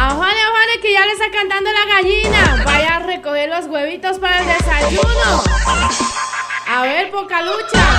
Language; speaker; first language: Spanish; native; Spanish